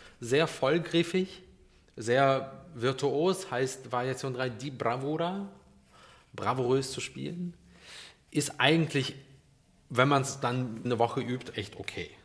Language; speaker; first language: German; early bilingual, other home language; Russian